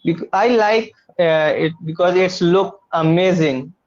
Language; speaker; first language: English; non-native, learner; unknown